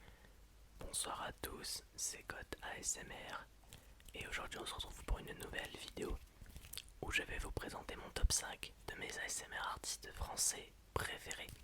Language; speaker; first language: French; native; French